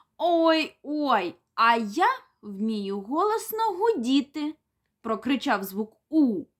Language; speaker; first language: Ukrainian; native; Ukrainian